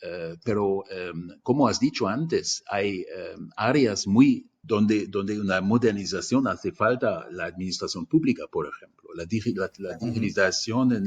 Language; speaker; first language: Spanish; non-native, fluent; German